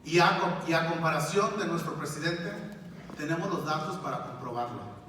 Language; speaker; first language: Spanish; early bilingual, heritage; Spanish